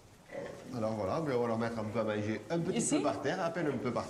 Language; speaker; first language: French; native; French